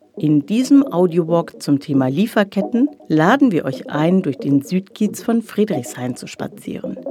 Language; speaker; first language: German; native; German